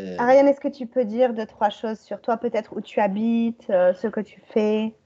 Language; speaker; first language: French; native; French